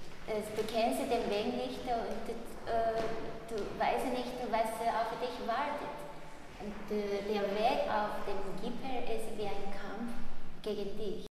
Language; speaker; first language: German; non-native, fluent; Korean